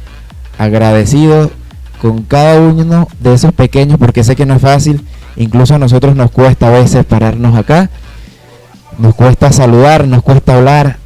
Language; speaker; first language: Spanish; native; Spanish